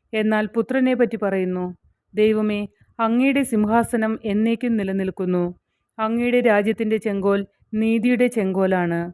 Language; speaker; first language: Malayalam; native; Malayalam